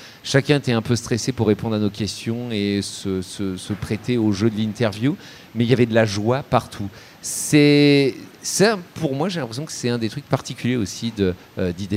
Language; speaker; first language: French; native; French